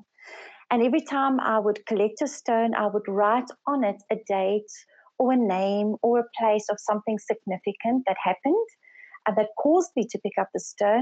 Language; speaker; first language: English; non-native, local second language; Afrikaans